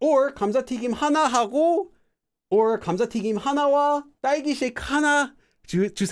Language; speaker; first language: Korean; non-native, fluent; English